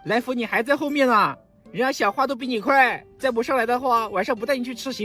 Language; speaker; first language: Chinese; native; Chinese